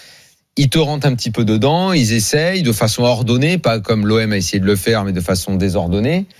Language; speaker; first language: French; native; French